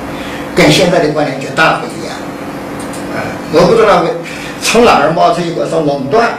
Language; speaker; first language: Chinese; native; Chinese